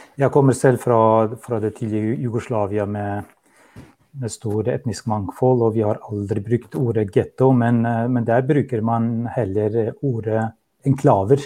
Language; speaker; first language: Norwegian; non-native, fluent; Albanian